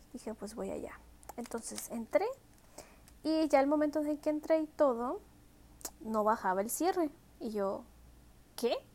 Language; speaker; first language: Spanish; early bilingual, heritage; Spanish